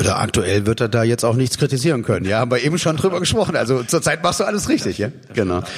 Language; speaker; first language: German; native; German